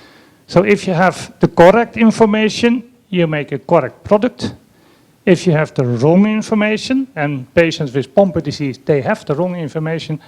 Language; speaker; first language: English; non-native, fluent; Dutch